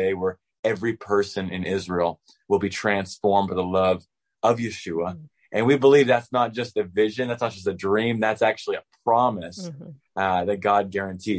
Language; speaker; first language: English; native; English